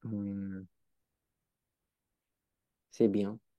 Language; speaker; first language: French; non-native, learner; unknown